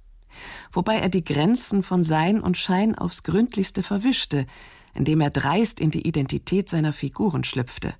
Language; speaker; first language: German; native; German